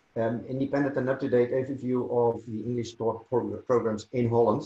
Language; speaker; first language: English; non-native, fluent; Dutch